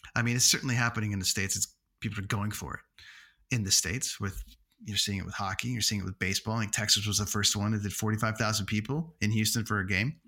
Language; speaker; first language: English; native; English